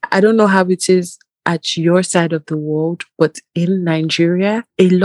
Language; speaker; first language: English; non-native, local second language; Igbo